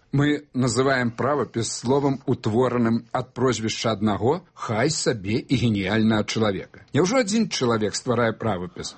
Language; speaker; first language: Belarusian; native; Belarusian